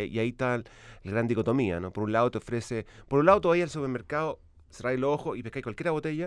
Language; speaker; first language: Spanish; native; Spanish